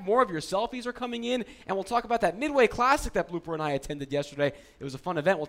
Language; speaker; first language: English; native; English